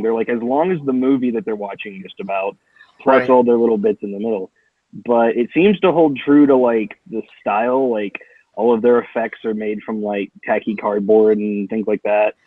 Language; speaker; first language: English; native; English